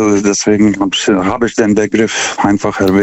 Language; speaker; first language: German; non-native, fluent; Lithuanian